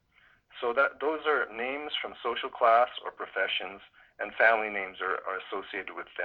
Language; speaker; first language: English; native; English